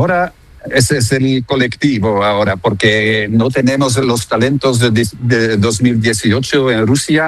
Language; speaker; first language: Spanish; non-native, fluent; Dutch